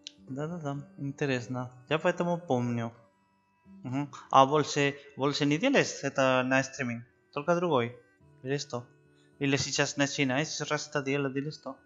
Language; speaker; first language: Russian; non-native, learner; Spanish